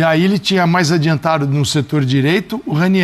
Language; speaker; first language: Portuguese; native; Portuguese